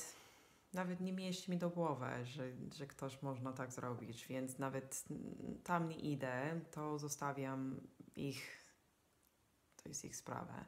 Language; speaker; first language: Polish; non-native, fluent; English